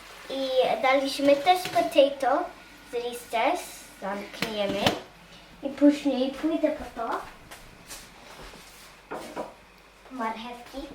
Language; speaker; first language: Polish; early bilingual, heritage; Polish